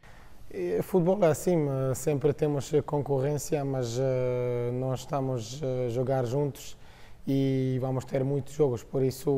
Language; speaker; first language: Portuguese; non-native, fluent; Croatian